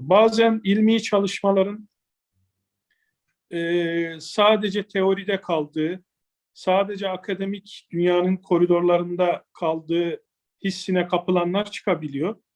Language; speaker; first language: Turkish; native; Turkish